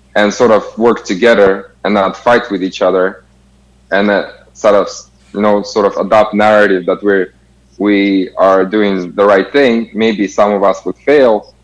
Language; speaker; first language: English; non-native, fluent; Kazakh